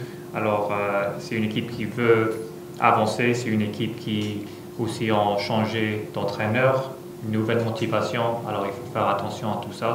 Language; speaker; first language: French; non-native, fluent; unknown